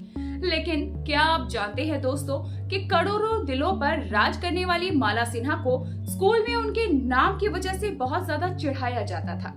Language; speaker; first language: Hindi; native; Hindi